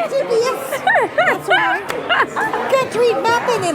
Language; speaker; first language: English; non-native, fluent; French